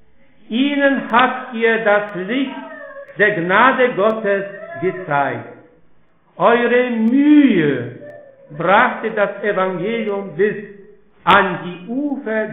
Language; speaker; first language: German; non-native, fluent; Polish